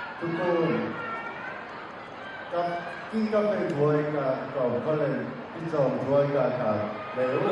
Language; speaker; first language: Thai; non-native, learner; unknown